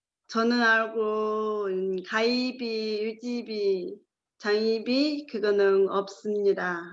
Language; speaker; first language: Korean; non-native, learner; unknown